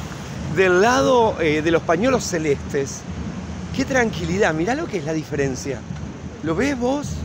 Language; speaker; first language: Spanish; native; Spanish